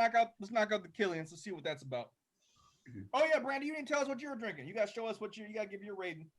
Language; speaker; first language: English; native; English